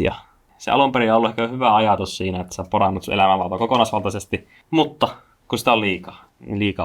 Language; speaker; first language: Finnish; native; Finnish